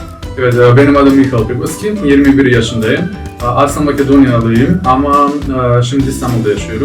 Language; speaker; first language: Turkish; non-native, fluent; Macedonian